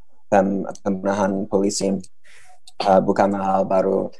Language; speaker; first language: Indonesian; non-native, fluent; English